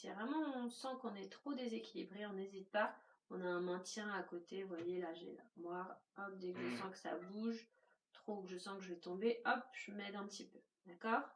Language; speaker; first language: French; native; French